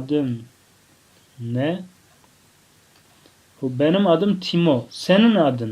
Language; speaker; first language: Turkish; non-native, fluent; Tajik